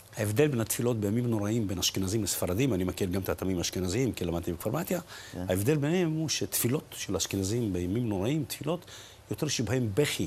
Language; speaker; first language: Hebrew; early bilingual, other home language; Arabic